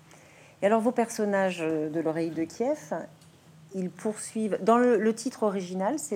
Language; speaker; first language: French; native; French